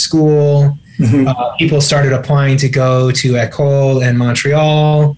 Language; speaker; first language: English; native; English